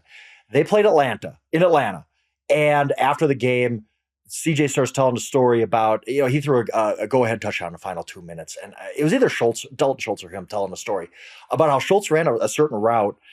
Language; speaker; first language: English; native; English